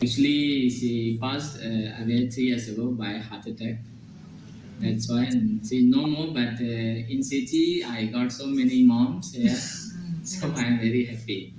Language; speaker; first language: English; non-native, learner; Hindi